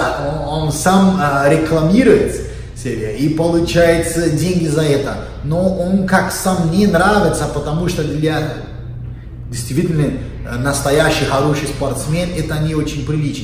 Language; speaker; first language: Russian; non-native, learner; Portuguese